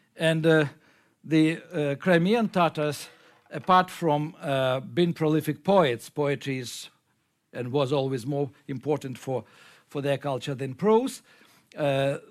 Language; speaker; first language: English; non-native, fluent; Ukrainian